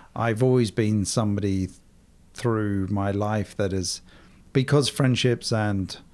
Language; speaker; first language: English; native; English